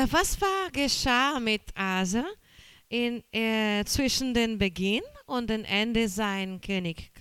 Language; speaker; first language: German; non-native, learner; Portuguese